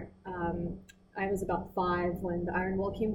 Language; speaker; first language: English; non-native, fluent; Russian